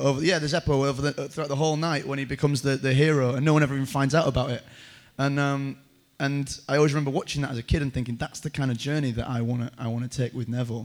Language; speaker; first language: English; native; English